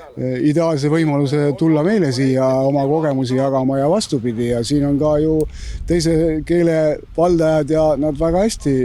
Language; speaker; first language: Estonian; native; Estonian